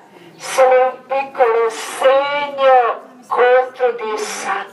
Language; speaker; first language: Italian; non-native, learner; Croatian